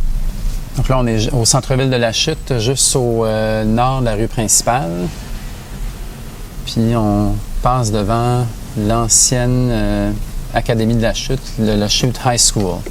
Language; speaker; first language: French; native; French